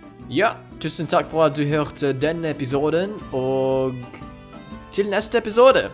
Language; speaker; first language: Norwegian; non-native, learner; Ukrainian